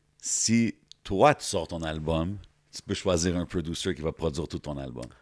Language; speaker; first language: French; native; French